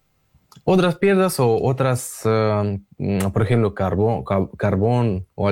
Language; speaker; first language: Spanish; non-native, learner; Russian